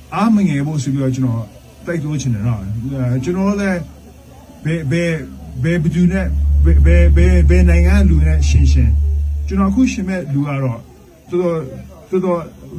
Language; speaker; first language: Burmese; non-native, local second language; Kachin